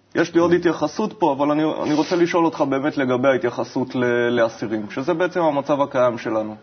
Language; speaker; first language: Hebrew; native; Hebrew